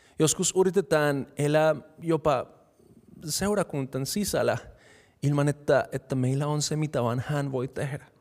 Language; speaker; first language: Finnish; non-native, fluent; Spanish